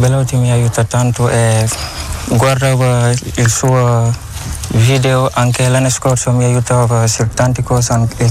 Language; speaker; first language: Italian; non-native, learner; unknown